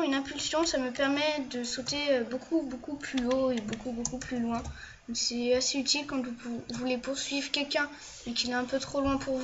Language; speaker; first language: French; native; French